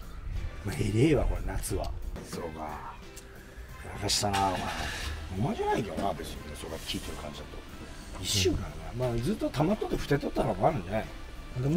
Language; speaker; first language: Japanese; native; Japanese